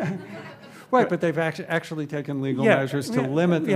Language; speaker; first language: English; native; English